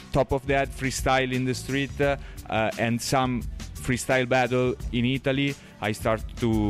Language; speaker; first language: English; non-native, learner; Italian